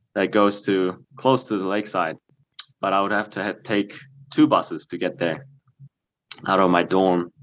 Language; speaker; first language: English; early bilingual, other home language; Korean